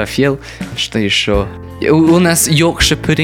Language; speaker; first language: Russian; non-native, learner; English